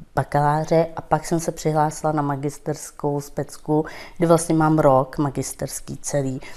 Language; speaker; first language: Czech; non-native, local second language; Romany